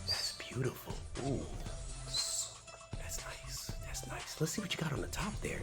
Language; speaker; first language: English; native; English